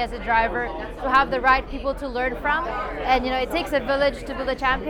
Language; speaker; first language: English; non-native, local second language; Filipino